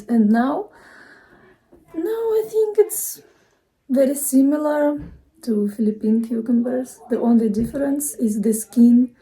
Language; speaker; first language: English; non-native, fluent; Russian